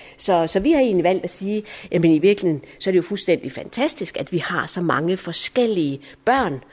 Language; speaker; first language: Danish; early bilingual, other home language; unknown